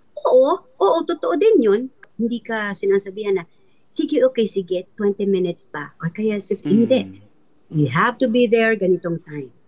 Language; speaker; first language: Filipino; non-native, local second language; Cebuano